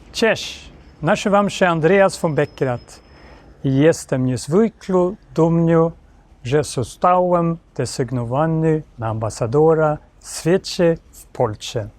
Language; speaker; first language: Polish; non-native, learner; Swedish